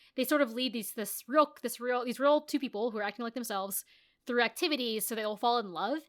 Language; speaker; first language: English; native; English